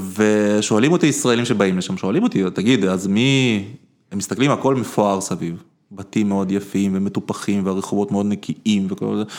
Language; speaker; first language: Hebrew; early bilingual, other home language; Russian